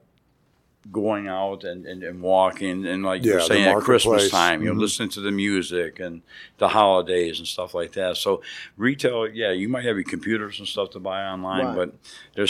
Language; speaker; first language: English; native; English